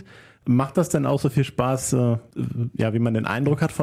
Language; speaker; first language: German; native; German